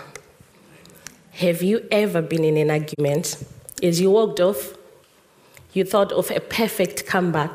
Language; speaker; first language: English; non-native, local second language; Shona